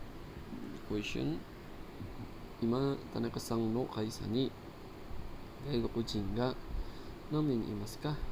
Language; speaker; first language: Japanese; non-native, learner; Indonesian